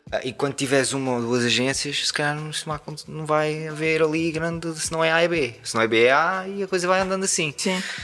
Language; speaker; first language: Portuguese; native; Portuguese